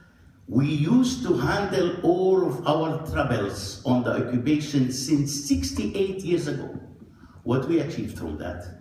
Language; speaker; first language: English; non-native, fluent; Arabic